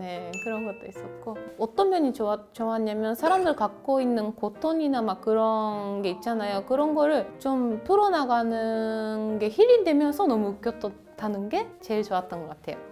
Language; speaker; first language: Korean; non-native, fluent; Japanese